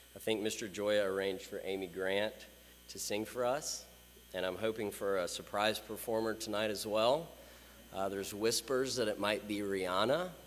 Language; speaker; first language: English; native; English